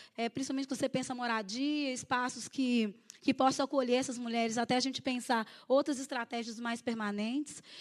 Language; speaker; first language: Portuguese; native; Portuguese